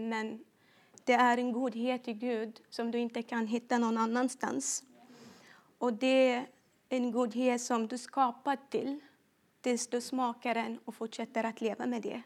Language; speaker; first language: Swedish; non-native, fluent; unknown